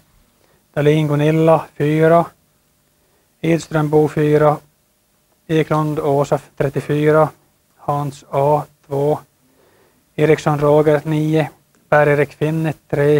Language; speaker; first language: Swedish; native; Swedish